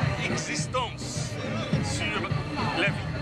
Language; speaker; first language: French; non-native, fluent; Arabic